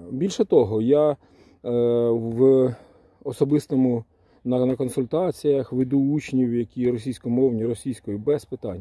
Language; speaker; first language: Ukrainian; non-native, local second language; Russian